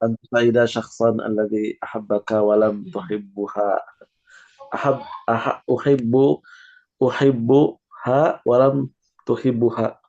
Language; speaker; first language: Arabic; non-native, learner; Indonesian